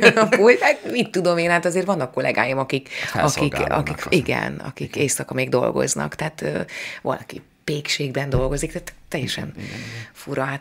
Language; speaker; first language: Hungarian; native; Hungarian